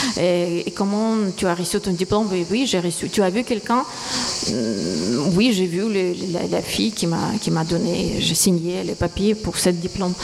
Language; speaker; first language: French; non-native, fluent; Ukrainian